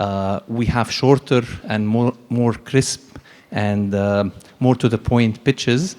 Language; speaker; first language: English; non-native, fluent; Arabic